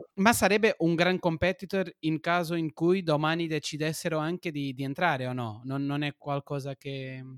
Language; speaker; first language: Italian; non-native, fluent; Portuguese